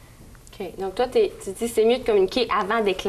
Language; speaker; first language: French; native; French